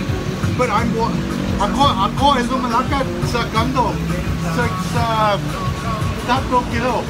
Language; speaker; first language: Filipino; non-native, learner; English